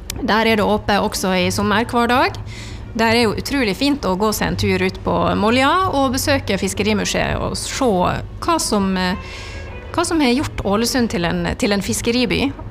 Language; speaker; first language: Norwegian; native; Norwegian